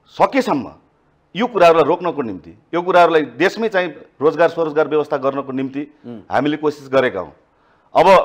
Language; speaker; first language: Nepali; native; Nepali